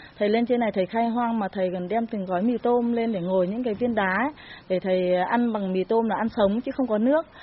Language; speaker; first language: Vietnamese; native; Vietnamese